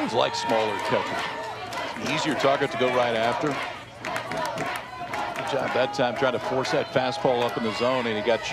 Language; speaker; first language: English; native; English